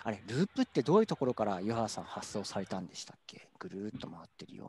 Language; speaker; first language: Japanese; native; Japanese